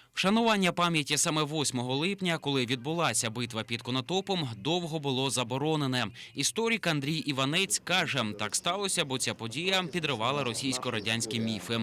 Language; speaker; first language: Ukrainian; native; Ukrainian